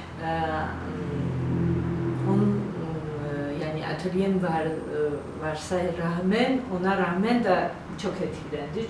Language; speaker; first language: Turkish; non-native, learner; Georgian